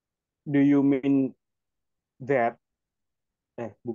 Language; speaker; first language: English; non-native, learner; Indonesian